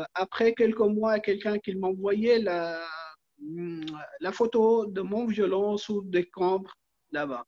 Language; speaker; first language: French; non-native, learner; Arabic